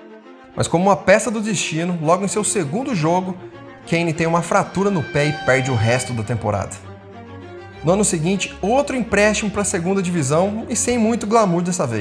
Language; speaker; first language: Portuguese; native; Portuguese